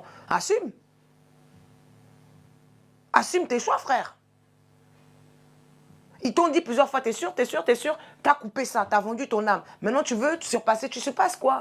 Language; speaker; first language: French; native; French